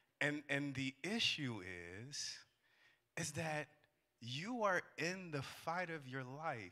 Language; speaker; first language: English; native; English